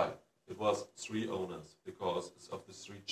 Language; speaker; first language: English; non-native, fluent; German